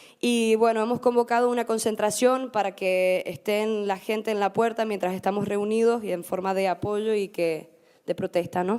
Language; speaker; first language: Spanish; native; Spanish